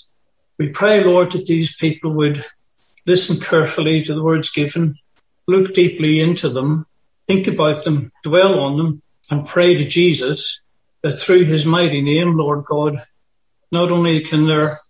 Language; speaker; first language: English; native; English